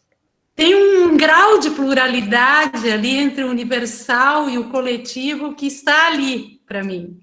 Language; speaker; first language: Portuguese; native; Portuguese